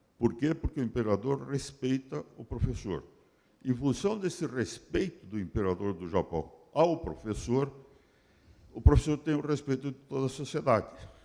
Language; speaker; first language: Portuguese; early bilingual, other home language; Spanish